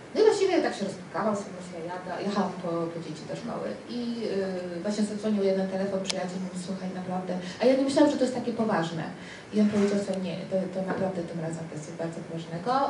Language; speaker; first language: Polish; early bilingual, heritage; Spanish